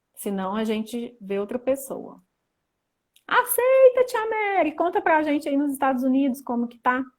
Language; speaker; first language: Portuguese; native; Portuguese